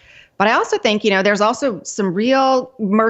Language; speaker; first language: English; native; English